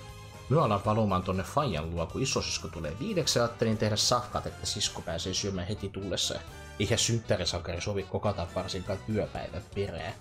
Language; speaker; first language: Finnish; native; Finnish